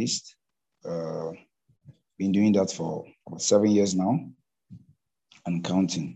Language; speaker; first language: English; non-native, local second language; Hausa